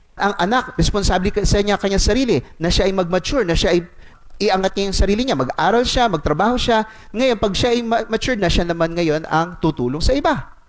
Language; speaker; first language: Filipino; non-native, local second language; Cebuano